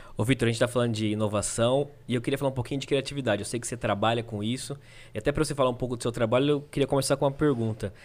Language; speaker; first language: Portuguese; native; Portuguese